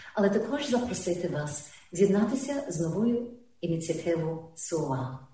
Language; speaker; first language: Ukrainian; early bilingual, heritage; Ukrainian